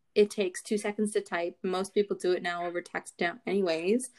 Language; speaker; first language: English; native; English